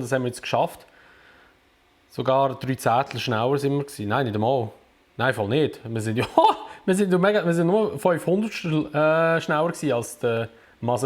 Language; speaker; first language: German; native; German